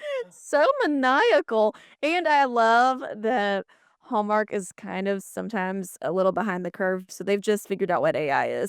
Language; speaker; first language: English; native; English